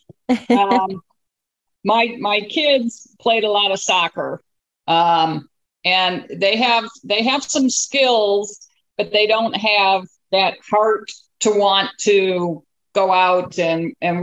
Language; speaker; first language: English; native; English